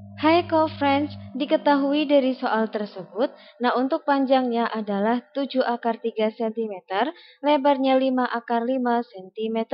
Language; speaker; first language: Indonesian; native; Indonesian